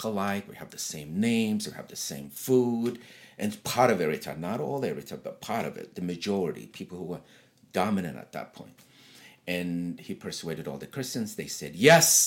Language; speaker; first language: English; non-native, fluent; Tigrinya